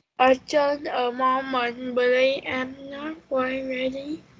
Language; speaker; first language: English; non-native, learner; Vietnamese